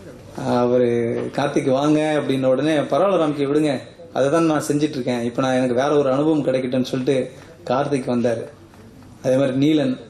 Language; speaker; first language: Tamil; native; Tamil